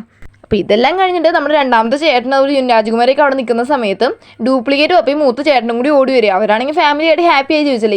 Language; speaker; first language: Malayalam; native; Malayalam